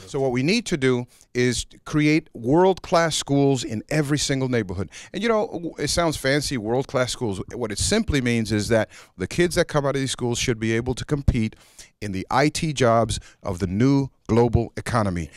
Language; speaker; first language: English; early bilingual, other home language; Spanish